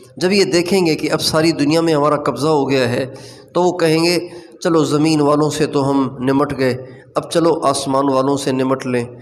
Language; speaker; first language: Urdu; non-native, local second language; Sindhi